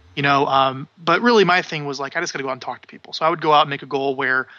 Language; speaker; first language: English; native; English